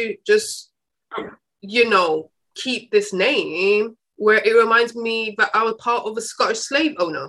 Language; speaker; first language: English; native; English